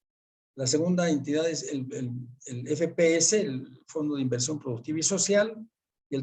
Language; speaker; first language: Spanish; native; Spanish